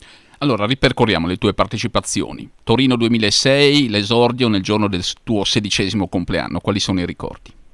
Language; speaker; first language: Italian; native; Italian